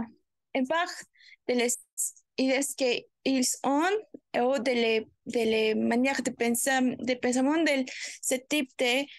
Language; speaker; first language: French; non-native, learner; Spanish